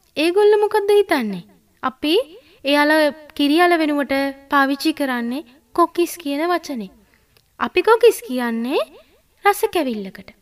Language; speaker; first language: Sinhala; native; Sinhala